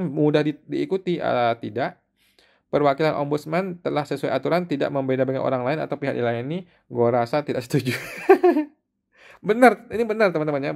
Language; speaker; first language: Indonesian; native; Indonesian